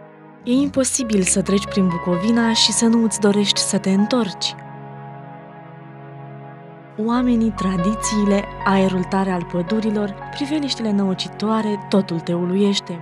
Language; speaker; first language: Romanian; native; Romanian